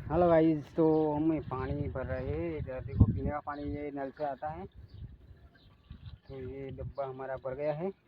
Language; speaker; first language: Hindi; non-native, local second language; Gujarati